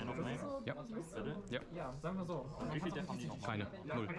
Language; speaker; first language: German; native; German